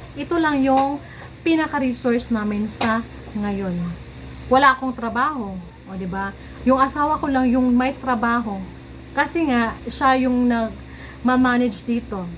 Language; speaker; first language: Filipino; non-native, local second language; Cebuano